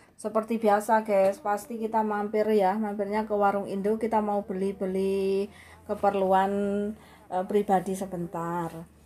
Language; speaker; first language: Indonesian; non-native, local second language; Javanese